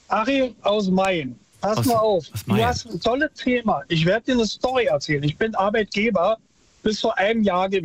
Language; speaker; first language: German; native; German